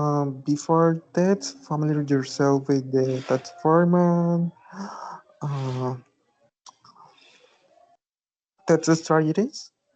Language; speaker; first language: English; non-native, learner; Spanish